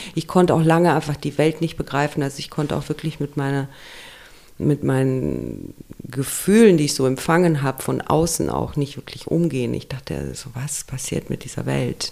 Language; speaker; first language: German; early bilingual, other home language; Romanian